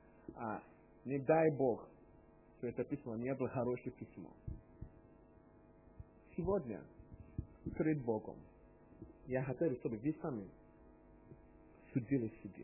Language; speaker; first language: Russian; non-native, learner; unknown